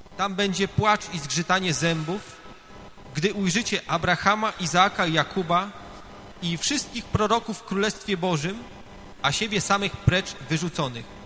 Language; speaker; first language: Polish; native; Polish